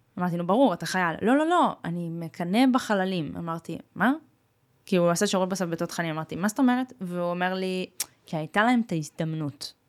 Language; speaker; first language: Hebrew; early bilingual, other home language; Russian